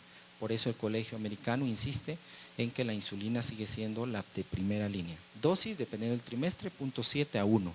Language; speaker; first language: Spanish; native; Spanish